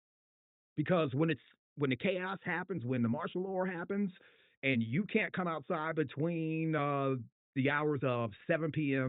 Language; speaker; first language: English; native; English